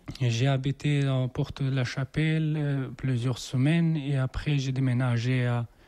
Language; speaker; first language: French; non-native, learner; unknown